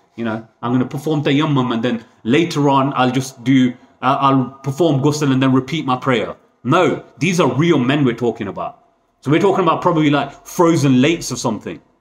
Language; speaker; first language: English; native; English